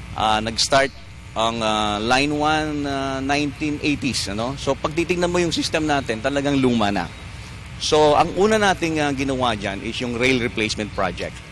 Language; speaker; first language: Filipino; native; Filipino